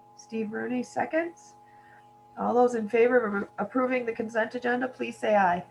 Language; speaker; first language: English; native; English